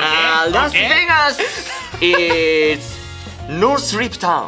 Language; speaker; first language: English; non-native, learner; Japanese